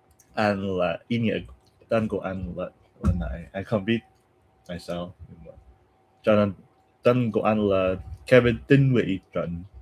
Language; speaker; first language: Vietnamese; non-native, learner; English